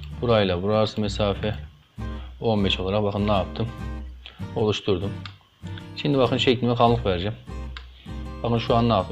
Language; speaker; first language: Turkish; native; Turkish